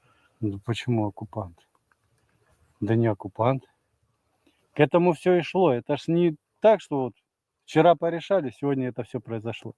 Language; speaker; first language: Russian; native; Russian